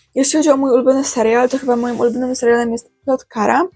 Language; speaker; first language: Polish; native; Polish